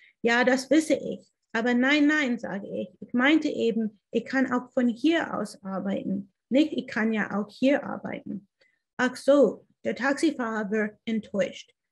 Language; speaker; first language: German; non-native, fluent; English